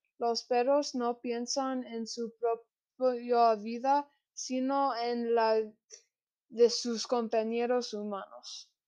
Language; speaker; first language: Spanish; non-native, learner; English